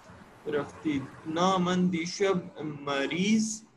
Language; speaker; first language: Persian; non-native, learner; Urdu